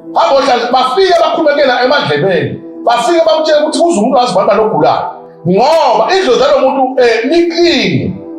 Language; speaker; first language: Zulu; native; Zulu